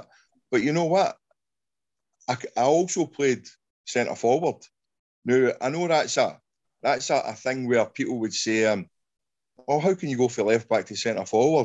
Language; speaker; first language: English; native; English